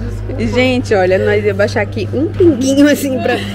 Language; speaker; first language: Portuguese; native; Portuguese